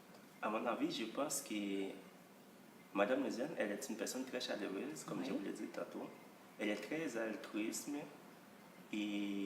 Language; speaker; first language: French; non-native, local second language; Haitian Creole